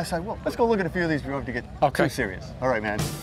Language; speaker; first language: English; native; English